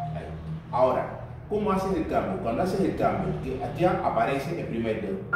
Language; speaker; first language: Spanish; native; Spanish